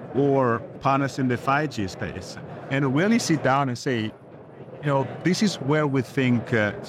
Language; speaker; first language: English; non-native, fluent; Italian